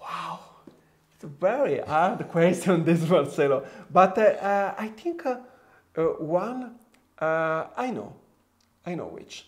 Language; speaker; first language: English; non-native, fluent; Italian